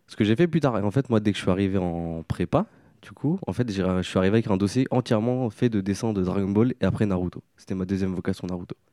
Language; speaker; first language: French; native; French